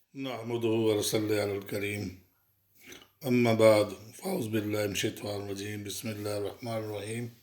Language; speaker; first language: Urdu; non-native, local second language; Punjabi